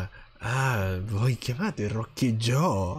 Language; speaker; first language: Italian; non-native, learner; Japanese